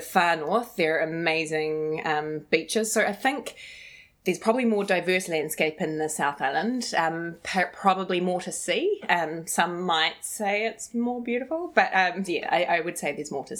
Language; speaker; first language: English; native; English